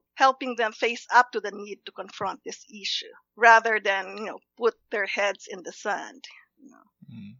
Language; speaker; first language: English; non-native, local second language; Filipino